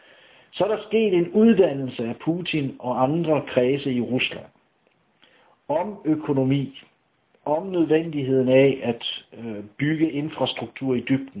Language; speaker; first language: Danish; native; Danish